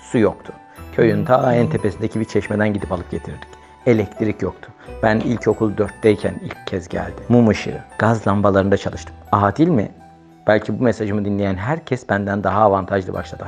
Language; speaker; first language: Turkish; native; Turkish